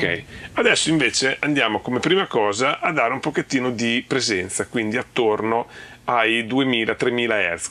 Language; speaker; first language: Italian; native; Italian